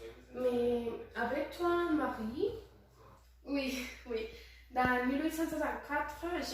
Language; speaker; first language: French; non-native, learner; Spanish